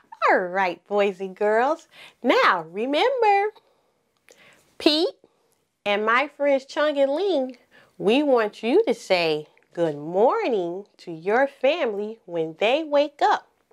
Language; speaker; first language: English; native; English